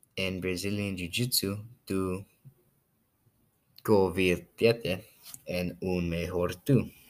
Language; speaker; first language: Spanish; non-native, learner; English